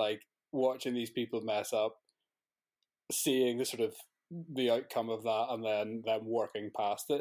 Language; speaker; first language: English; native; English